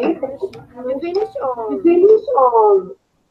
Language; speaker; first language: English; non-native, fluent; Spanish